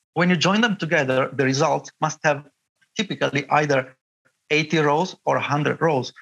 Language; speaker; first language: English; non-native, fluent; Italian